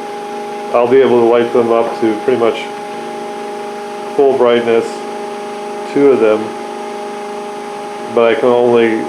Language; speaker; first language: English; native; English